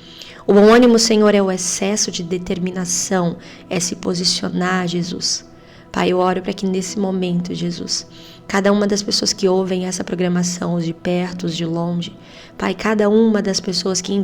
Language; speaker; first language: Portuguese; native; Portuguese